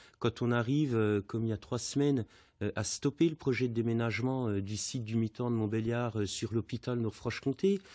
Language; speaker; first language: French; native; French